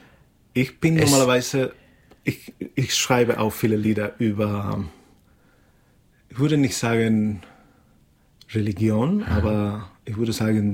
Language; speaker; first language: German; non-native, fluent; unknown